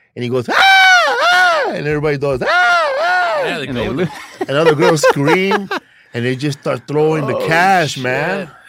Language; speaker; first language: English; early bilingual, other home language; Spanish